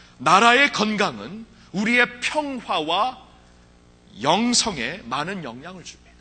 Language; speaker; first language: Korean; early bilingual, heritage; Korean